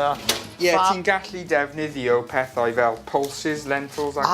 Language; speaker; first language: Welsh; non-native, learner; English